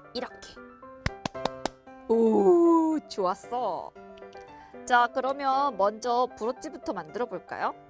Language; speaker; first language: Korean; native; Korean